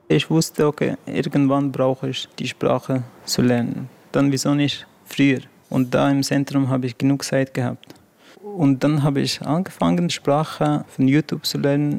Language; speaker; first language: German; non-native, fluent; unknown